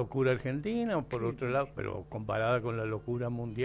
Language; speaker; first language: Spanish; native; Spanish